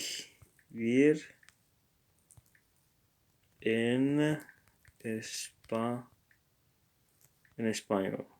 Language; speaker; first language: Spanish; non-native, learner; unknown